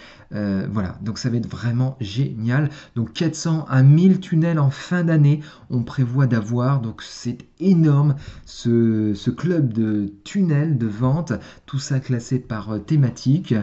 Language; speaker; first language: French; native; French